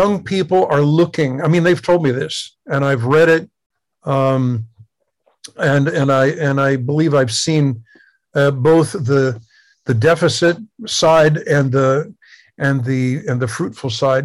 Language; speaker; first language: English; native; English